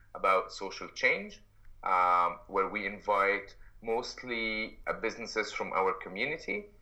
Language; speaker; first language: English; non-native, fluent; Arabic